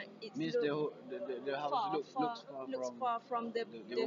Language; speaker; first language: English; non-native, learner; Malay